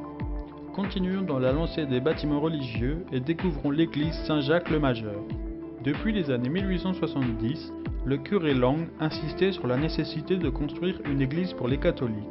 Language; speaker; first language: French; native; French